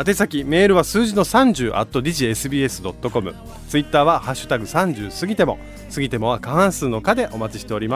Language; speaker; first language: Japanese; native; Japanese